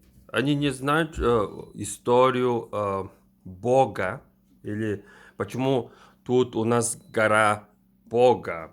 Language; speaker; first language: Russian; non-native, fluent; Mongolian